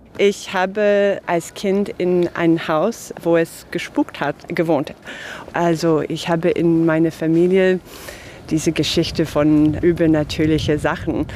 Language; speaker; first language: German; non-native, fluent; English